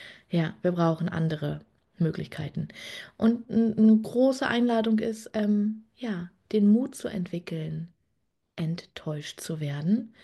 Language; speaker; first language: German; native; German